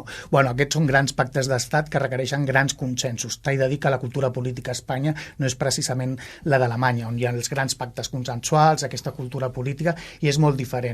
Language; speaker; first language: Catalan; native; Catalan